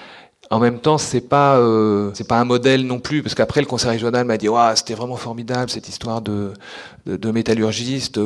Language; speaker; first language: French; native; French